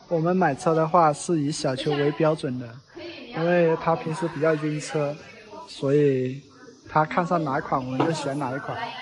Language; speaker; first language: Chinese; native; Chinese